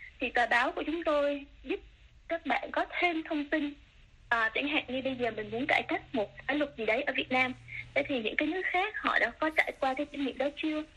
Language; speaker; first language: Vietnamese; early bilingual, other home language; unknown